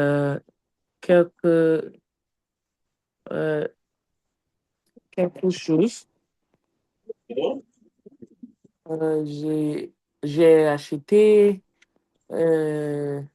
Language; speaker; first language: French; non-native, learner; English